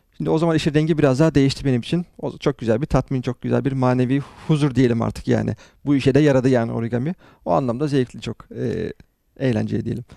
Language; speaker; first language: Turkish; native; Turkish